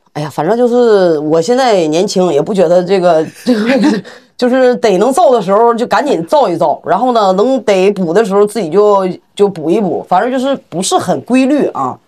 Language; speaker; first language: Chinese; native; Chinese